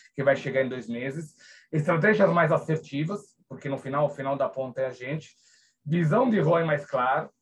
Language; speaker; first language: Portuguese; non-native, fluent; Italian